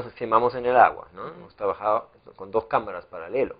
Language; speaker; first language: Spanish; non-native, fluent; German